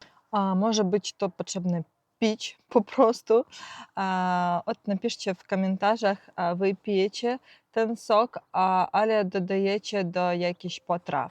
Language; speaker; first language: Polish; non-native, learner; Ukrainian